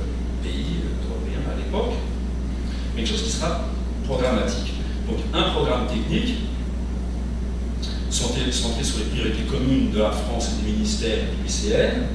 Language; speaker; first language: French; native; French